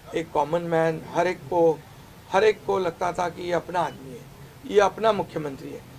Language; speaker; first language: Hindi; non-native, local second language; Marathi